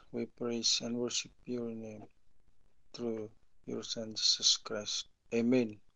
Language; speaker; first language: English; non-native, local second language; Filipino